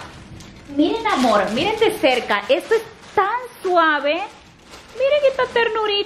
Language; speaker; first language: Spanish; native; Spanish